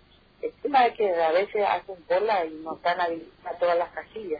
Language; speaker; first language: Spanish; native; Spanish